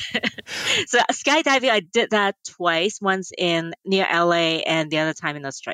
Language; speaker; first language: English; non-native, local second language; Cantonese